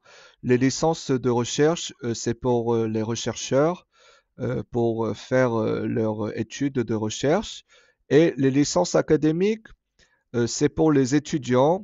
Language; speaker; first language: French; non-native, fluent; Korean